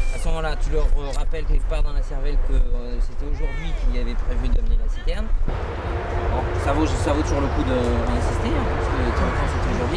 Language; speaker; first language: French; native; French